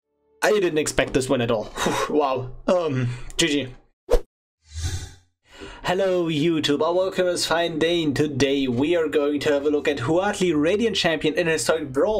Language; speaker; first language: English; non-native, fluent; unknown